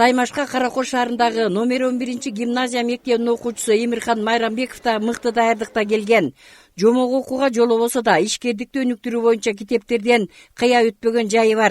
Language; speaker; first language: Kyrgyz; native; Kyrgyz